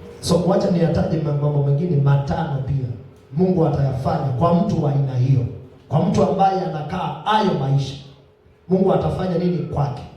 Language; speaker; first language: Swahili; non-native, local second language; Kamba